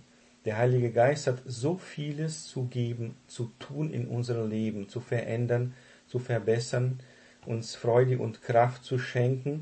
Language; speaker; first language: German; non-native, fluent; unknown